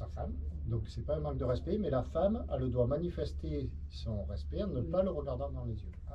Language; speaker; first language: French; native; French